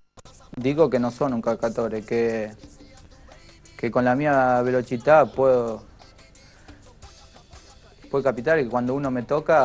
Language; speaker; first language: Italian; non-native, fluent; Spanish